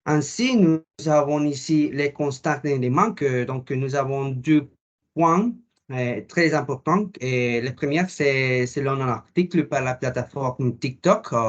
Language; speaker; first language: French; non-native, learner; Spanish